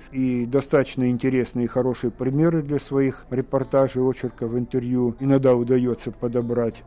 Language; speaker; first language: Russian; native; Russian